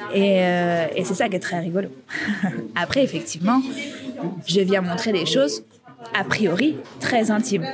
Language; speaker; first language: French; native; French